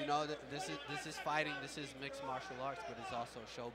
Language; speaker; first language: English; native; English